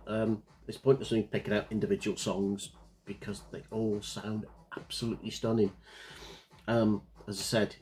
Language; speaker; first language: English; native; English